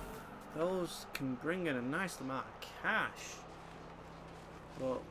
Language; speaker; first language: English; native; English